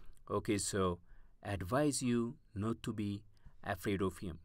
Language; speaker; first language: English; non-native, local second language; Amharic